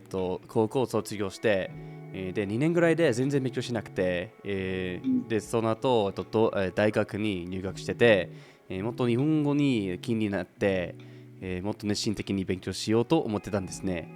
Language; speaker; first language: Japanese; non-native, fluent; English